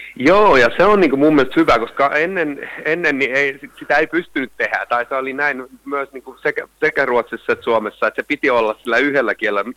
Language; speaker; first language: Finnish; non-native, local second language; Swedish